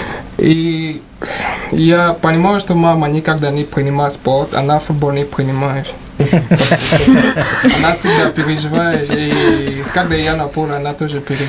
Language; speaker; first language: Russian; non-native, learner; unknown